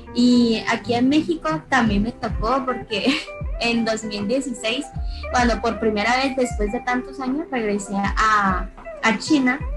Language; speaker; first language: Spanish; early bilingual, other home language; Chinese